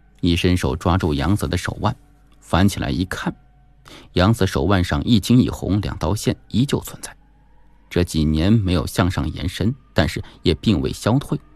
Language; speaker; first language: Chinese; native; Chinese